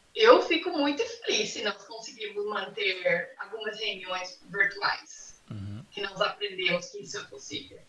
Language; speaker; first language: Portuguese; non-native, fluent; English